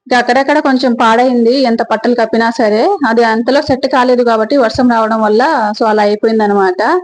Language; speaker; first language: Telugu; native; Telugu